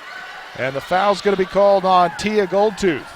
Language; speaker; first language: English; native; English